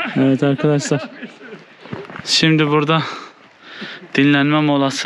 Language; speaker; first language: Turkish; native; Turkish